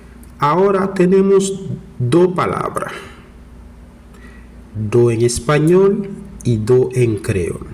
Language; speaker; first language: Spanish; non-native, fluent; Haitian Creole